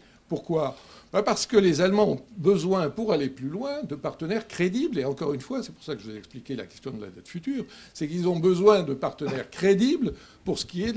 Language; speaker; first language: French; native; French